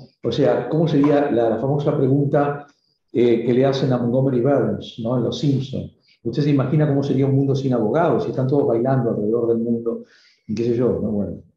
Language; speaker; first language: Spanish; native; Spanish